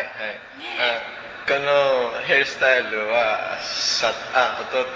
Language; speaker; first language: Japanese; non-native, learner; Cebuano